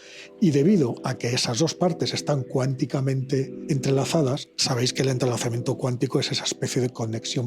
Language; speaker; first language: Spanish; native; Spanish